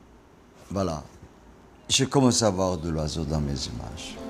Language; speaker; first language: French; non-native, fluent; Korean